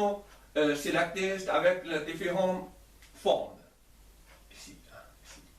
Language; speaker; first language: French; non-native, learner; Chinese